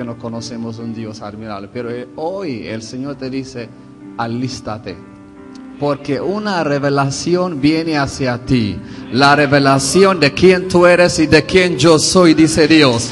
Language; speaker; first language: Spanish; non-native, fluent; Hebrew